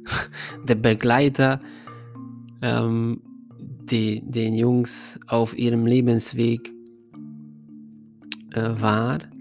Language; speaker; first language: German; non-native, fluent; Hungarian